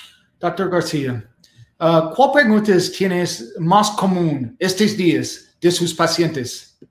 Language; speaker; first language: Spanish; non-native, learner; English